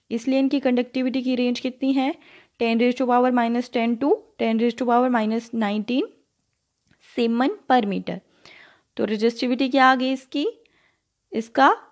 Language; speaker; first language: Hindi; native; Hindi